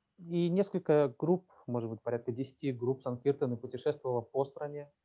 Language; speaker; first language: Russian; native; Russian